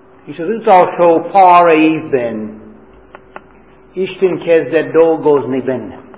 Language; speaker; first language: Hungarian; non-native, learner; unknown